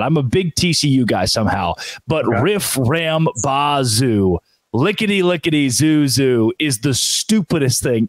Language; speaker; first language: English; native; English